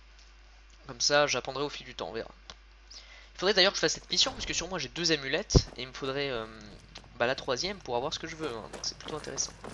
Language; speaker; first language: French; native; French